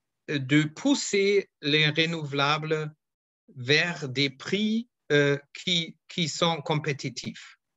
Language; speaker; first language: French; non-native, fluent; German